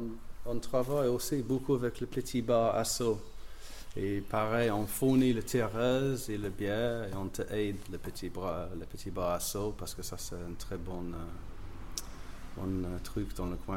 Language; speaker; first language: French; non-native, learner; English